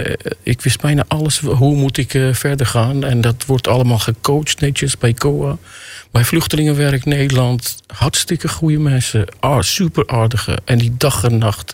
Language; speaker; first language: Dutch; non-native, fluent; Armenian